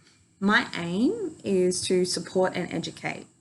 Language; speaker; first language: English; native; English